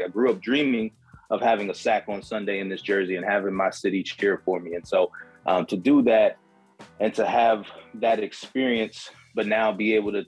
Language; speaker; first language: English; native; English